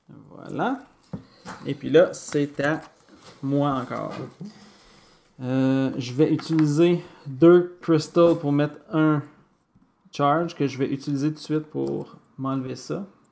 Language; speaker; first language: French; native; French